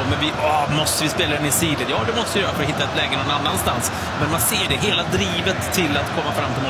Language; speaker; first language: Swedish; native; Swedish